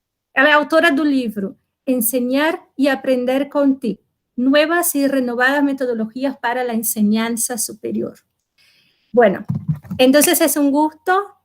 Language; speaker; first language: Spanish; non-native, fluent; Portuguese